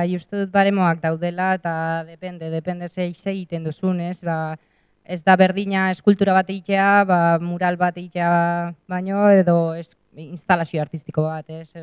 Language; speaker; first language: Basque; non-native, local second language; Spanish